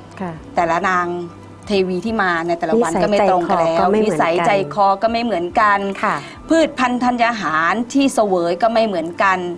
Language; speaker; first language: Thai; native; Thai